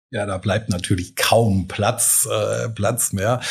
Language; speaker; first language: German; native; German